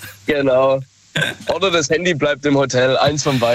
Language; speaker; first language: German; native; German